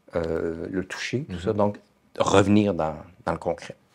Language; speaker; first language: French; native; French